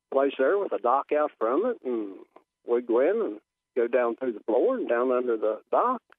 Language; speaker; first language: English; native; English